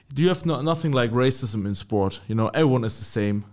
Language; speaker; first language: English; non-native, fluent; German